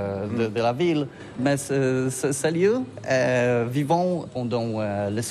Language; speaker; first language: French; non-native, learner; Polish